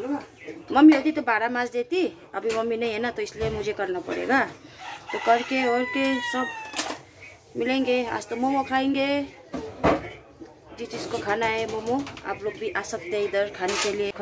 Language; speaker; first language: Hindi; non-native, local second language; Nepali